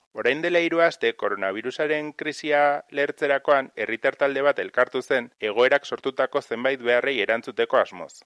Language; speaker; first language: Basque; native; Basque